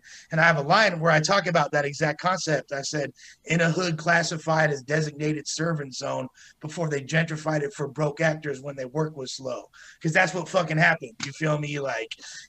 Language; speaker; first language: English; native; English